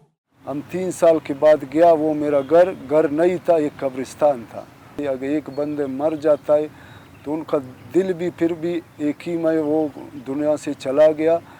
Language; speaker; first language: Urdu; non-native, local second language; Baluchi